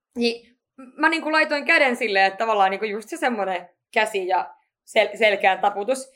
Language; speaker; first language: Finnish; native; Finnish